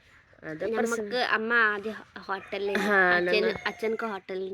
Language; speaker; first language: Malayalam; early bilingual, other home language; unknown